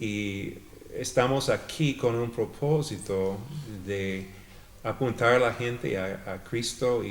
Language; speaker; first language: Spanish; non-native, fluent; English